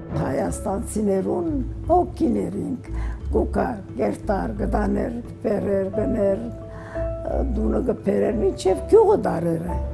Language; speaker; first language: Armenian; early bilingual, heritage; Armenian